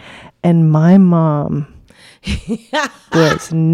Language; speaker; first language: English; early bilingual, other home language; Chinese